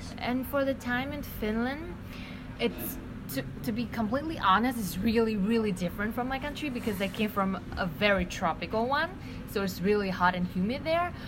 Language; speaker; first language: English; non-native, fluent; Vietnamese